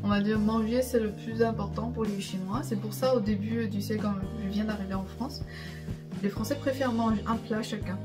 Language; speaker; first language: French; non-native, fluent; Chinese